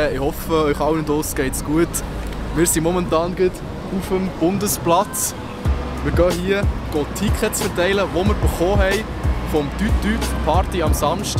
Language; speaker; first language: German; native; German